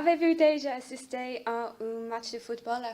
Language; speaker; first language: French; non-native, learner; English